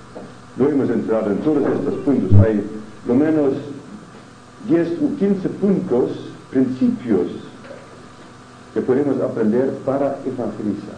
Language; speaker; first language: Spanish; non-native, fluent; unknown